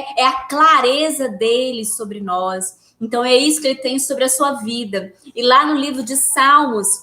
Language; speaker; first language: Portuguese; native; Portuguese